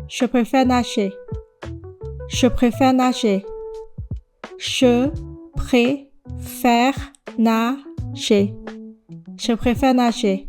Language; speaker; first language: French; non-native, fluent; Thai